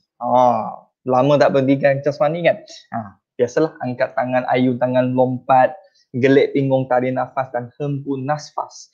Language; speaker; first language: Malay; non-native, local second language; Chinese